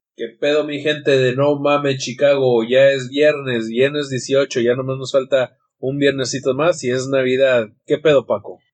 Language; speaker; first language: Spanish; early bilingual, heritage; Spanish